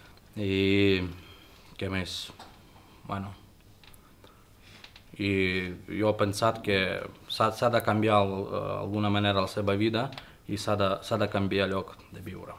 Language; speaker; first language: Catalan; non-native, learner; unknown